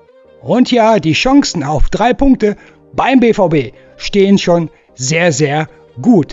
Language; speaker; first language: German; native; German